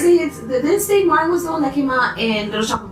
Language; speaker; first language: English; native; English